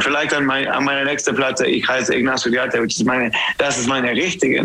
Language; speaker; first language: German; non-native, fluent; English